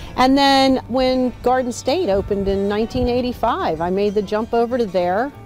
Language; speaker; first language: English; native; English